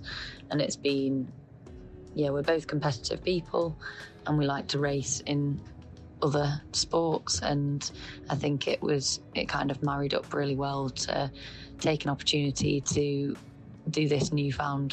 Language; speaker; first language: English; native; English